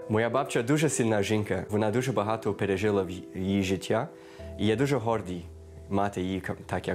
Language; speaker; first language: Ukrainian; early bilingual, heritage; Ukrainian